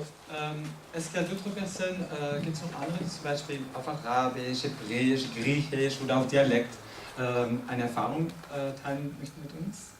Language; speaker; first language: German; non-native, fluent; French